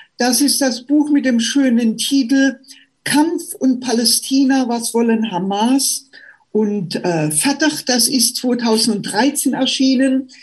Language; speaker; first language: German; native; German